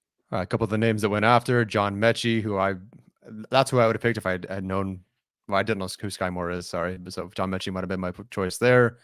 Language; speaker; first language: English; native; English